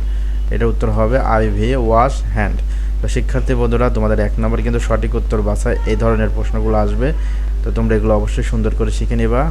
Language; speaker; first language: Bangla; native; Bangla